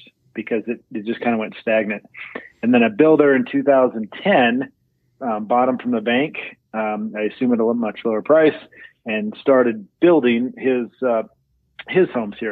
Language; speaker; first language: English; native; English